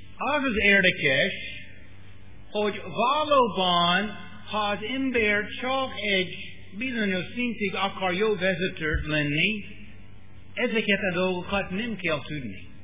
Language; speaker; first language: Hungarian; non-native, fluent; English